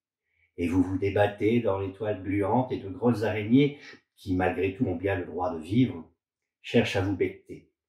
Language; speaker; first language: French; native; French